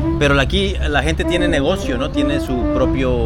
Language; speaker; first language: Spanish; early bilingual, heritage; Spanish